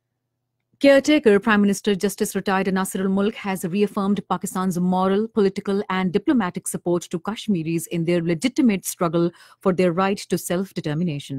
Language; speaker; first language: English; non-native, local second language; Urdu